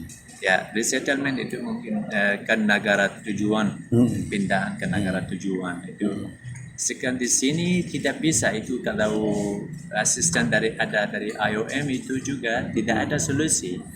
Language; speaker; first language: Indonesian; non-native, learner; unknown